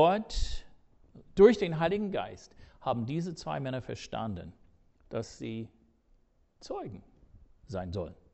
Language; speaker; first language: German; non-native, fluent; English